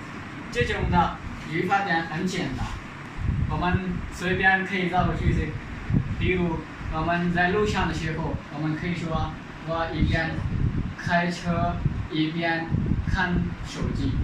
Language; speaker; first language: Chinese; non-native, fluent; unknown